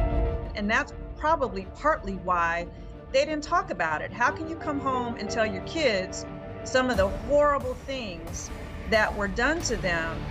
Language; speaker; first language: English; native; English